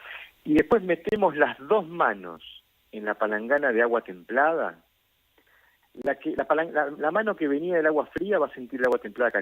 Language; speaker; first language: Spanish; native; Spanish